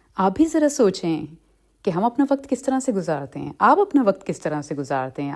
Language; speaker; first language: Hindi; early bilingual, heritage; Hindi